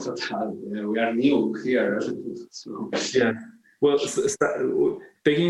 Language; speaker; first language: English; non-native, learner; Spanish